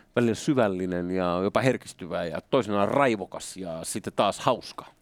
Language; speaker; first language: Finnish; native; Finnish